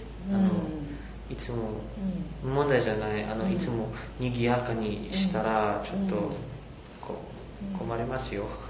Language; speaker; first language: Japanese; non-native, learner; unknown